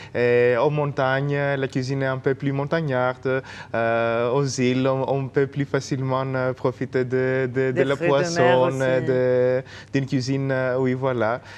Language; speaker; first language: French; non-native, fluent; Greek